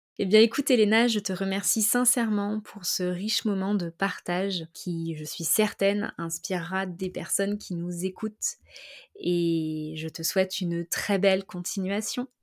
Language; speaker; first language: French; native; French